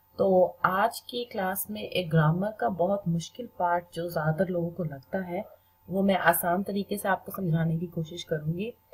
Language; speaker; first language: Hindi; native; Hindi